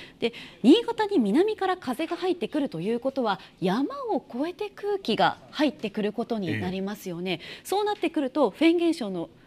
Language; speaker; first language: Japanese; native; Japanese